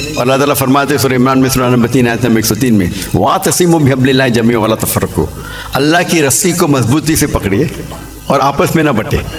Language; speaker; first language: Urdu; non-native, local second language; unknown